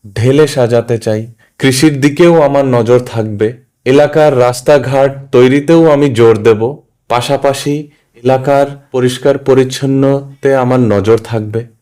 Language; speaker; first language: Bangla; early bilingual, heritage; Bangla